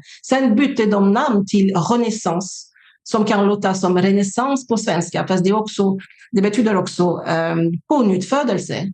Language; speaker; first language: Swedish; non-native, fluent; French